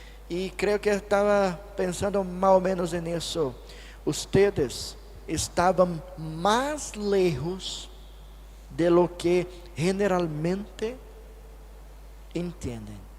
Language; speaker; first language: Spanish; non-native, fluent; Portuguese